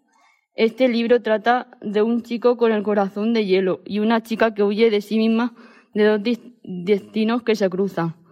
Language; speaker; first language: Spanish; native; Spanish